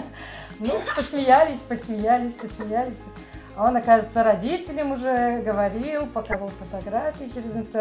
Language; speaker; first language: Russian; native; Russian